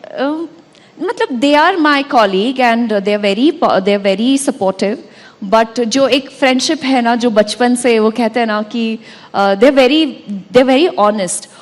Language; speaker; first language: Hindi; non-native, local second language; Marathi